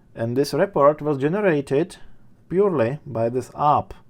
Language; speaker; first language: English; non-native, fluent; Czech